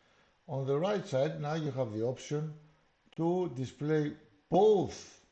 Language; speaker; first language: English; non-native, fluent; Greek